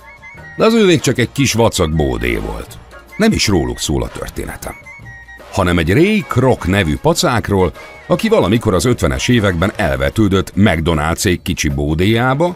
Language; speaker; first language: Hungarian; native; Hungarian